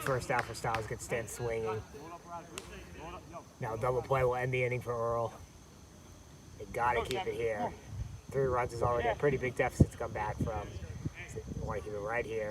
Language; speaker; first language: English; native; English